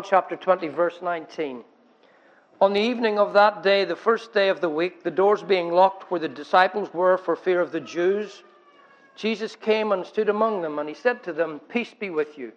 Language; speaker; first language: English; native; English